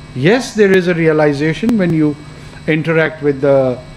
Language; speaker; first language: English; non-native, local second language; Pashto